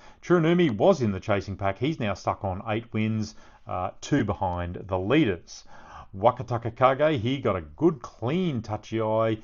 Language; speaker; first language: English; native; English